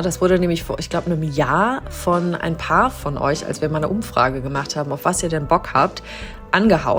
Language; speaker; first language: German; native; German